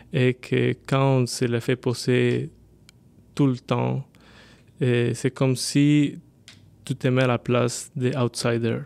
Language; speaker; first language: French; non-native, fluent; Spanish